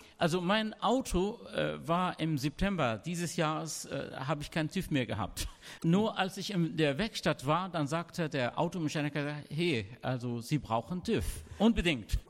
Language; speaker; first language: German; non-native, fluent; Arabic